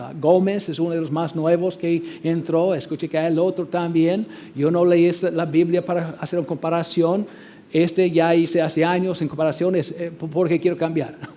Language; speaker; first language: Spanish; non-native, fluent; English